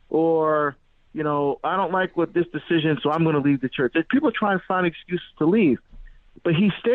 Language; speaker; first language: English; native; English